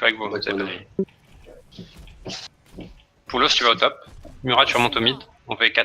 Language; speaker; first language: French; native; French